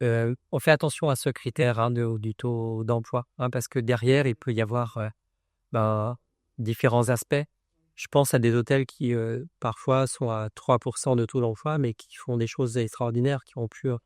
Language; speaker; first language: French; native; French